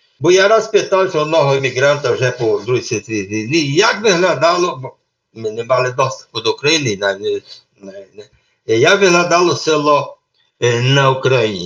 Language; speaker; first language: Ukrainian; early bilingual, heritage; Ukrainian